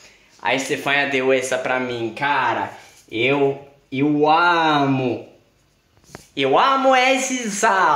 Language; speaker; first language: Portuguese; non-native, fluent; Swedish